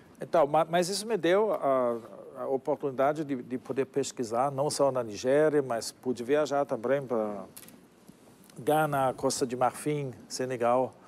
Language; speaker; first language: Portuguese; non-native, fluent; German